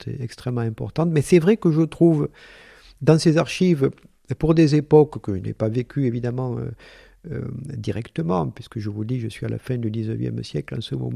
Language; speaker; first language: French; native; French